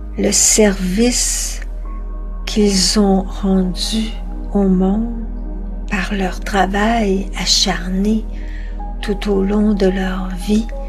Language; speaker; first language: French; native; French